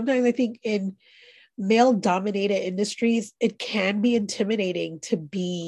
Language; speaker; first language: English; native; English